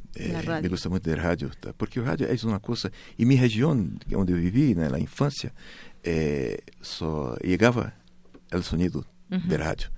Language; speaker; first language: Spanish; non-native, learner; Portuguese